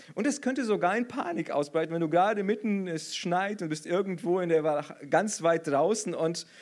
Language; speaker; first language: German; non-native, fluent; Portuguese